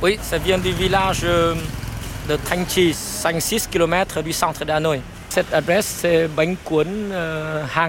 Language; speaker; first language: French; non-native, fluent; Vietnamese